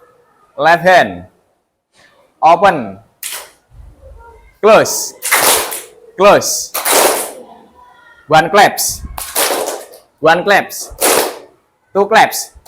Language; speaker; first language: English; non-native, fluent; Indonesian